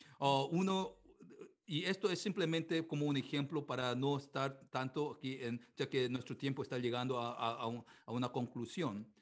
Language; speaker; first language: Spanish; non-native, fluent; Korean